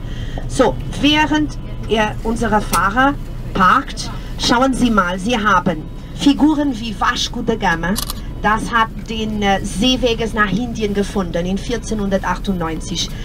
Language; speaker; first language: German; non-native, fluent; Portuguese